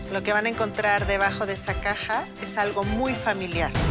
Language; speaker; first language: Spanish; native; Spanish